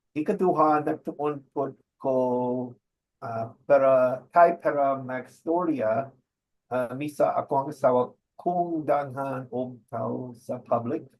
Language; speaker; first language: Cebuano; non-native, learner; English